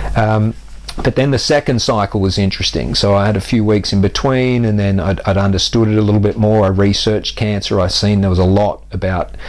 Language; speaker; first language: English; native; English